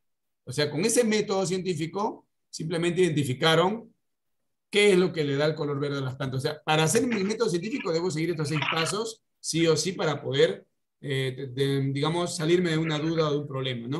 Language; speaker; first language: Spanish; native; Spanish